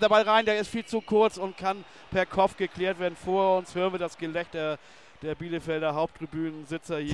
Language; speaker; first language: German; native; German